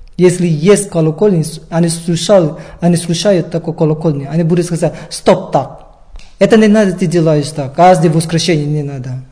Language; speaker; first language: Russian; non-native, learner; Indonesian